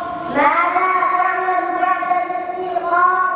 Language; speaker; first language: Arabic; non-native, learner; Urdu